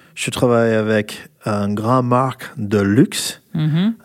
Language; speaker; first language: French; non-native, fluent; English